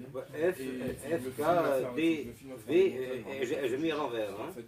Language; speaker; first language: French; native; French